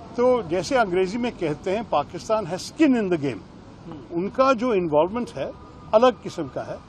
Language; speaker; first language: Hindi; non-native, local second language; Malayalam